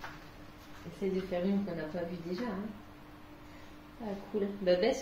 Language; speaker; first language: French; native; French